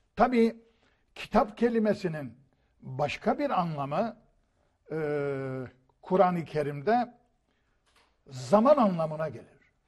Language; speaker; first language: Turkish; native; Turkish